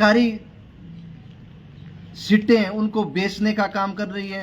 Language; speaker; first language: Hindi; native; Hindi